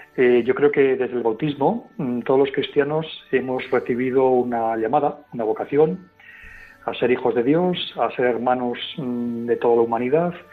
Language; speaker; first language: Spanish; native; Spanish